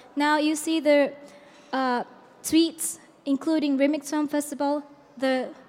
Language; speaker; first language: English; non-native, fluent; Japanese